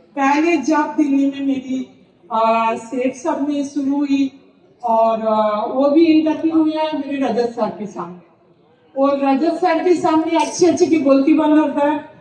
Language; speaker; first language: Hindi; non-native, local second language; Bangla